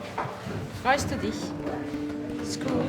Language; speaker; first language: German; native; German